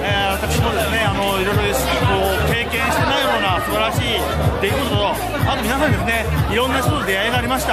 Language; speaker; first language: Japanese; native; Japanese